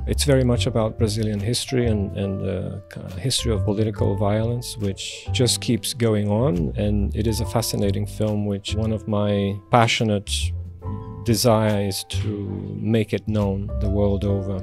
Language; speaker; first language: English; non-native, fluent; Portuguese